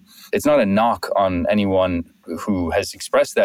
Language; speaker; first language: English; native; English